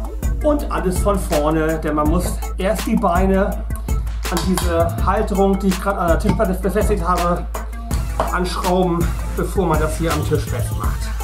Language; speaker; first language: German; native; German